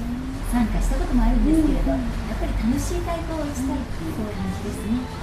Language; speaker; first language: Japanese; native; Japanese